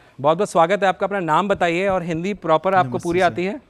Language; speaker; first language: Hindi; native; Hindi